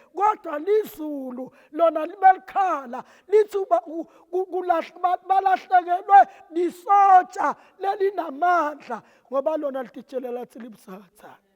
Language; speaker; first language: Zulu; non-native, local second language; Swati